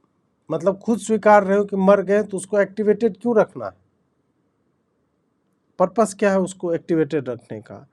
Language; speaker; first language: Hindi; native; Hindi